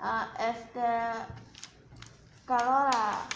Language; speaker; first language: Catalan; non-native, learner; Chinese